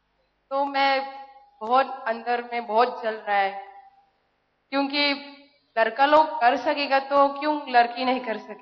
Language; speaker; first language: Hindi; non-native, local second language; Manipuri